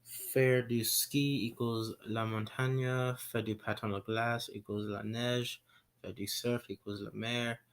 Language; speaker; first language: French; non-native, learner; English